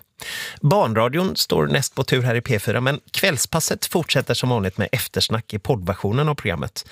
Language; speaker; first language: Swedish; native; Swedish